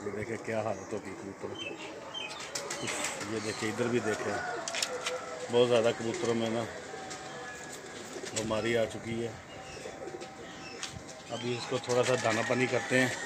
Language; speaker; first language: Hindi; non-native, local second language; Punjabi